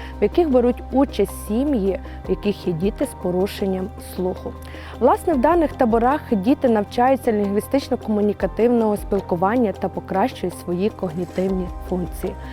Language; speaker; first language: Ukrainian; native; Ukrainian